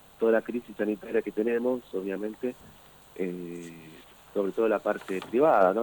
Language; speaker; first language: Spanish; native; Spanish